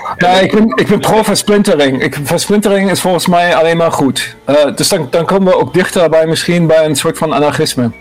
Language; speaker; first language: Dutch; non-native, fluent; German